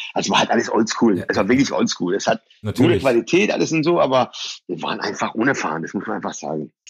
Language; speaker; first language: German; early bilingual, other home language; Persian